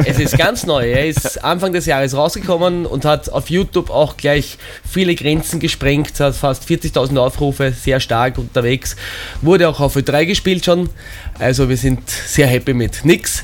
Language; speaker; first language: German; native; German